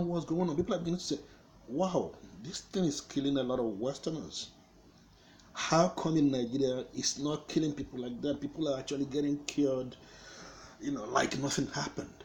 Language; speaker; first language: English; non-native, local second language; Igbo